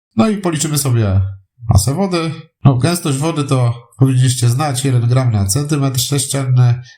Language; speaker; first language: Polish; native; Polish